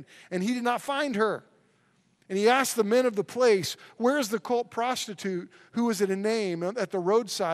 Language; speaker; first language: English; native; English